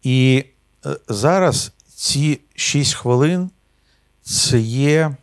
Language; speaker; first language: Ukrainian; non-native, local second language; Russian